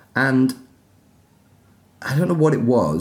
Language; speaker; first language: English; native; English